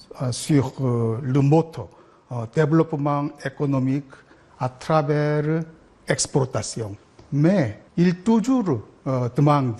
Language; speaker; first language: French; non-native, learner; Korean